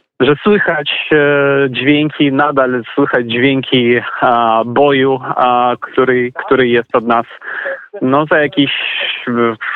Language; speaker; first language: Polish; non-native, fluent; Ukrainian